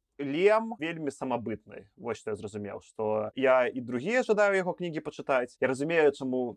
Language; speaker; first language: Belarusian; non-native, local second language; Russian